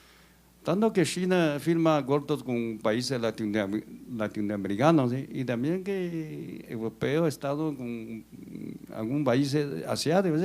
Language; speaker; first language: Portuguese; non-native, learner; Chinese